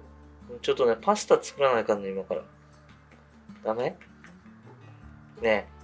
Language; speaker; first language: Japanese; native; Japanese